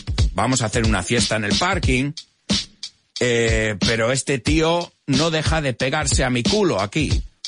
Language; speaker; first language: Spanish; early bilingual, heritage; Spanish